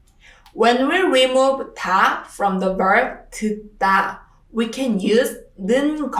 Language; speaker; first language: English; non-native, fluent; Korean